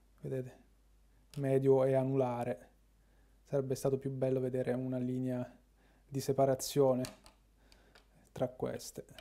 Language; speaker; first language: Italian; native; Italian